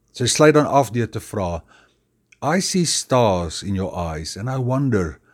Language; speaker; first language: English; non-native, local second language; Afrikaans